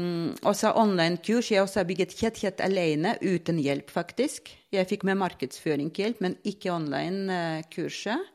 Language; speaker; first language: Norwegian; non-native, fluent; Latvian